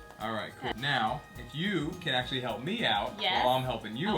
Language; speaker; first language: English; native; English